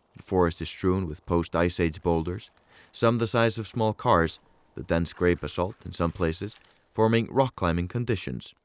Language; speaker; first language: English; non-native, fluent; Icelandic